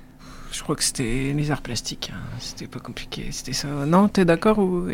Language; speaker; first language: French; native; French